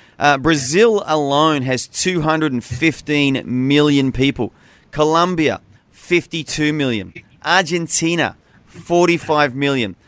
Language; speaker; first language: English; native; English